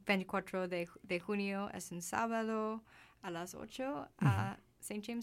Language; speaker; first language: Spanish; non-native, learner; English